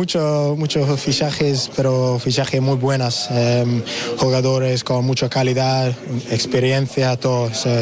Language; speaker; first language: Spanish; non-native, learner; English